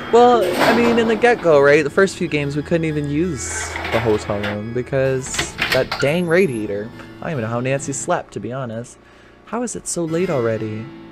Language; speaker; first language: English; native; English